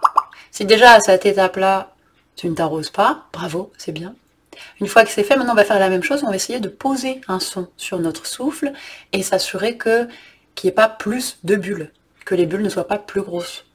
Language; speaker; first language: French; native; French